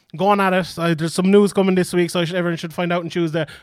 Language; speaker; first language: English; native; English